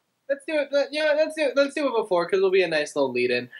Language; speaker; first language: English; native; English